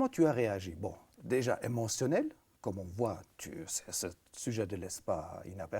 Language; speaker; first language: French; native; French